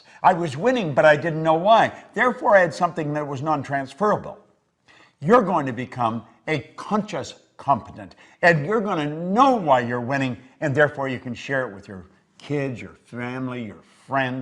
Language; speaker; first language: English; native; English